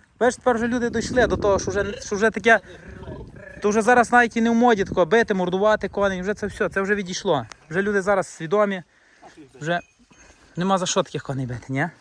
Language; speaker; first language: Ukrainian; native; Ukrainian